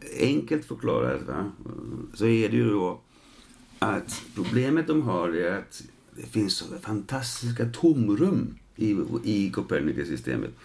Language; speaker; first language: Swedish; non-native, fluent; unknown